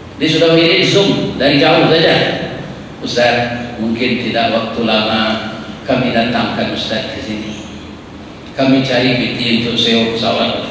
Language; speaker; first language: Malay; non-native, local second language; Minangkabau